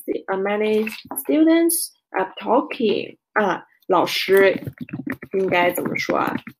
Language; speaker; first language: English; non-native, learner; Chinese